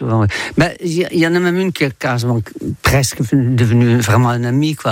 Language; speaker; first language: French; non-native, fluent; Dutch